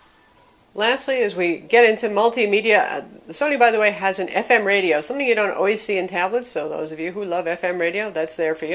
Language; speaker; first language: English; native; English